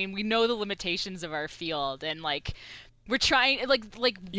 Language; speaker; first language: English; early bilingual, other home language; Persian